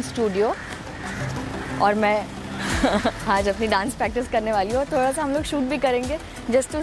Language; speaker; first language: Hindi; native; Hindi